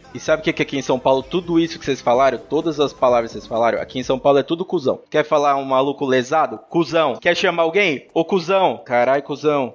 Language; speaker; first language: Portuguese; native; Portuguese